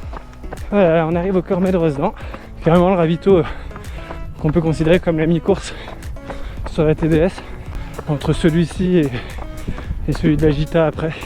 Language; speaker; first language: French; native; French